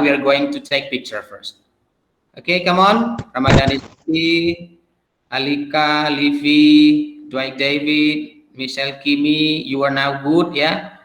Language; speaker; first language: English; non-native, fluent; Indonesian